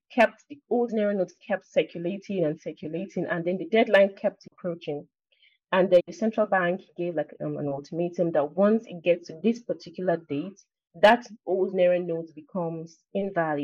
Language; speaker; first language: English; non-native, local second language; Igbo